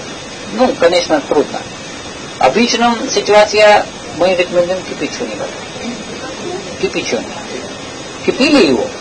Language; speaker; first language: Russian; non-native, learner; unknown